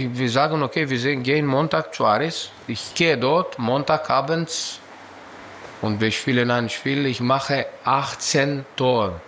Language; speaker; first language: German; non-native, learner; Greek